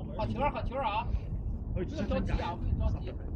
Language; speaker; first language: Chinese; native; Chinese